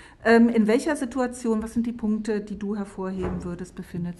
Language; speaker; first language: German; native; German